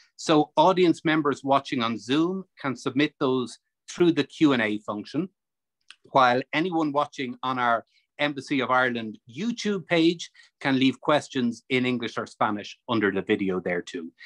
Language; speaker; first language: English; native; English